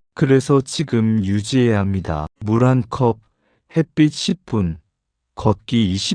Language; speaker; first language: Korean; native; Korean